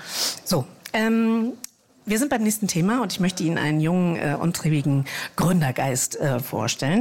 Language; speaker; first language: German; native; German